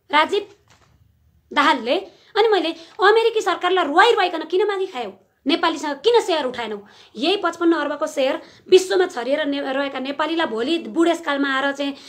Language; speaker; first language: Nepali; native; Nepali